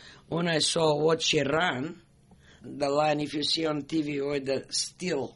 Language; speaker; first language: English; non-native, learner; Macedonian